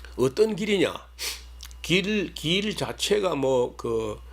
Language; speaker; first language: Korean; native; Korean